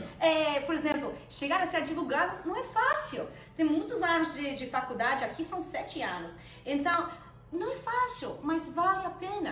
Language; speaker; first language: Portuguese; non-native, fluent; Spanish